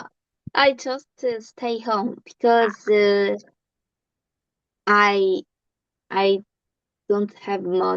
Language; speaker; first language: English; non-native, learner; Korean